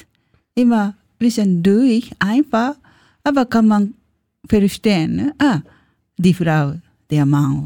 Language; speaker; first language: German; non-native, learner; Japanese